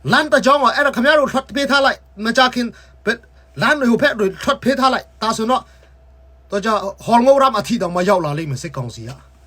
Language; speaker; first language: Burmese; non-native, local second language; Hakha Chin